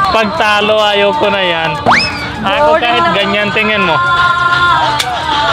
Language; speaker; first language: Filipino; non-native, learner; Punjabi